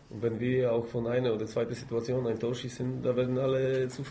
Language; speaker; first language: German; non-native, fluent; Polish